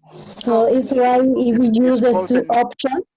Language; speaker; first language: English; non-native, learner; Spanish